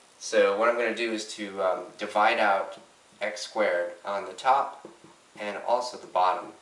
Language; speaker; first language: English; native; English